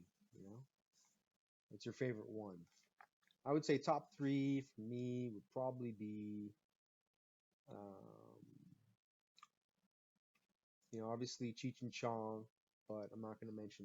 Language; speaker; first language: English; native; English